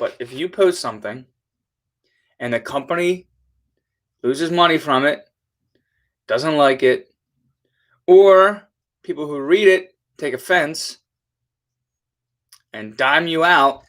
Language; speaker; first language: English; native; English